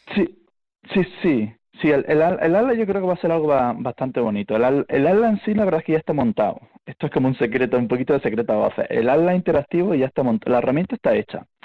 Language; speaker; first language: Spanish; native; Spanish